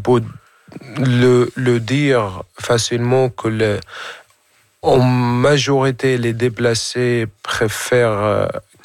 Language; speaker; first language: French; non-native, fluent; Arabic